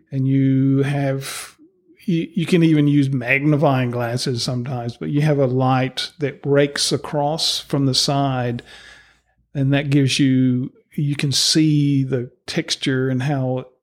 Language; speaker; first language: English; native; English